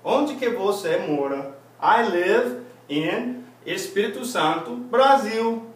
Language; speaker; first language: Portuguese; non-native, fluent; English